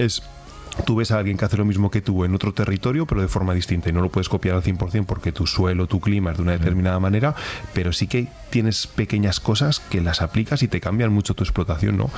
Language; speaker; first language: Spanish; native; Spanish